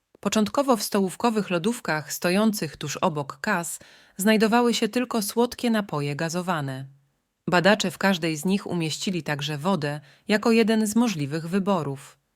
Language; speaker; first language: Polish; native; Polish